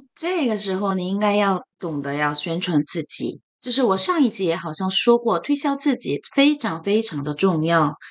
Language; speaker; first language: Chinese; non-native, fluent; Korean